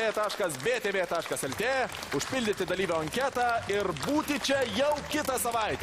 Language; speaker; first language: Lithuanian; native; Lithuanian